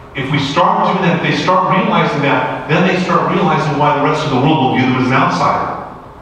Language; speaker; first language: English; native; English